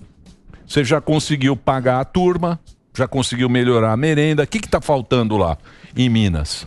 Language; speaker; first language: Portuguese; native; Portuguese